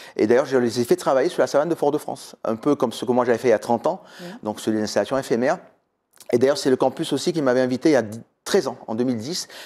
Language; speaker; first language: French; native; French